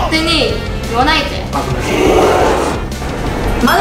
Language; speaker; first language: Japanese; non-native, learner; Chinese